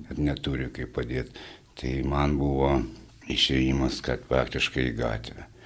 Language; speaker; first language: Lithuanian; native; Lithuanian